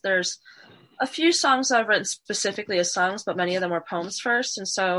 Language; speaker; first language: English; native; English